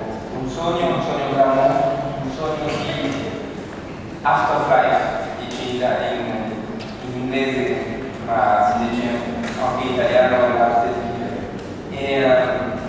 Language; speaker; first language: Italian; non-native, learner; French